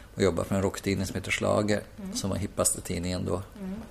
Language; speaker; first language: Swedish; native; Swedish